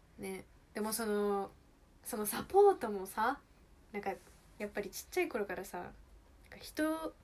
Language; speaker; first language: Japanese; early bilingual, heritage; Japanese